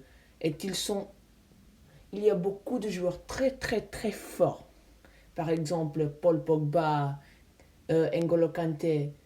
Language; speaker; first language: French; non-native, learner; English